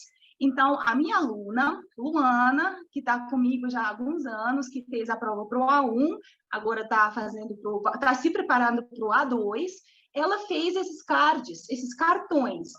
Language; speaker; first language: Portuguese; non-native, fluent; Russian